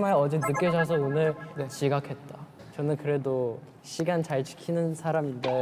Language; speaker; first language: Korean; non-native, fluent; Chinese